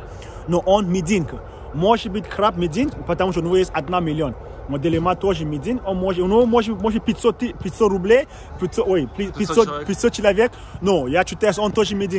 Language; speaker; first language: Russian; non-native, learner; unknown